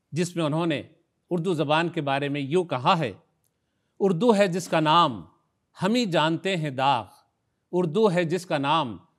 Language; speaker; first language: Urdu; native; Urdu